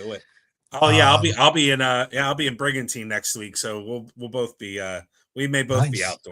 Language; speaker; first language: English; native; English